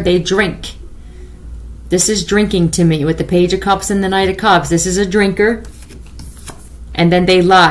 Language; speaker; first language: English; native; English